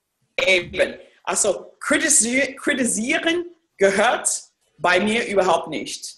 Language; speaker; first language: German; non-native, fluent; English